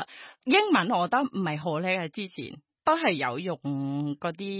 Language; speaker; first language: Cantonese; non-native, fluent; Thai